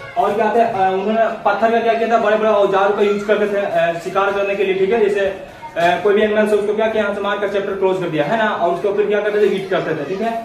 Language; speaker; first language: Hindi; native; Hindi